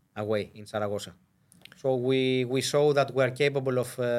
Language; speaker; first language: English; non-native, fluent; Greek